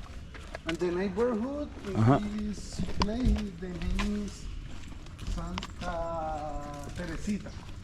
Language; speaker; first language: English; non-native, learner; Spanish